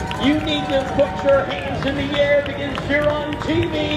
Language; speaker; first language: English; native; English